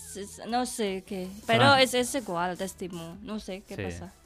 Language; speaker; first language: Catalan; non-native, learner; Indonesian